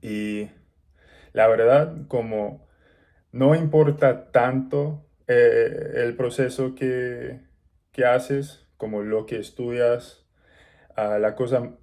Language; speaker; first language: Spanish; non-native, learner; English